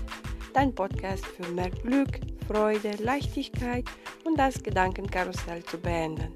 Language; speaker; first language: German; non-native, fluent; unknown